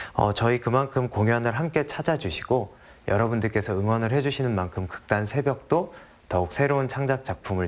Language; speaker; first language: Korean; native; Korean